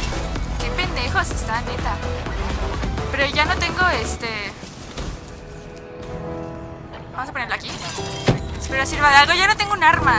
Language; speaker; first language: Spanish; native; Spanish